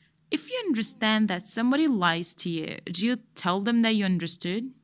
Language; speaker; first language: English; non-native, fluent; Persian